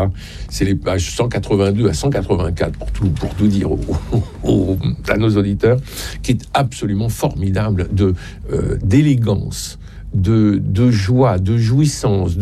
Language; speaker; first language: French; native; French